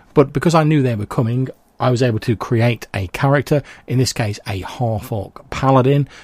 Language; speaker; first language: English; native; English